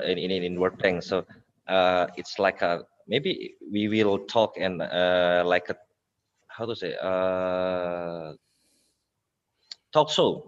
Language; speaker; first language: English; non-native, local second language; Indonesian